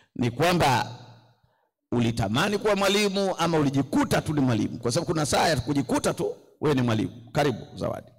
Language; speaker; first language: Swahili; native; Swahili